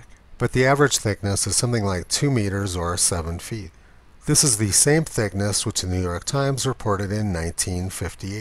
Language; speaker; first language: English; native; English